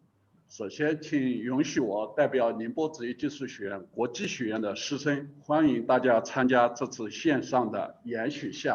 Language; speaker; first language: Chinese; native; Chinese